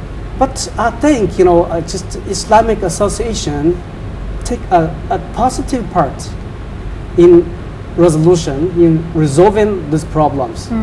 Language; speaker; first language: English; non-native, fluent; Chinese